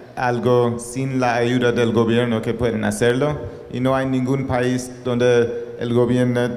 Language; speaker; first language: Spanish; non-native, learner; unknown